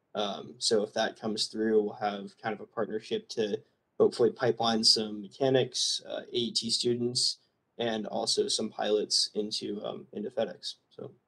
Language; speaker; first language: English; native; English